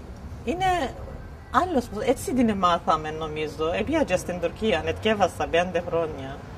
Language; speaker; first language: Greek; non-native, local second language; Turkish